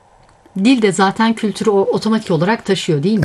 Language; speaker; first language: Turkish; native; Turkish